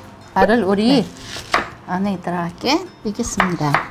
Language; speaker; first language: Korean; non-native, learner; Russian